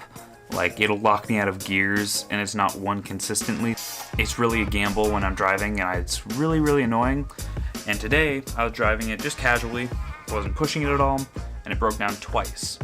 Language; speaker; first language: English; native; English